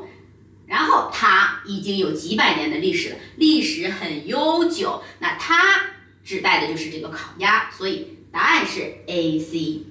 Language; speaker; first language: Chinese; native; Chinese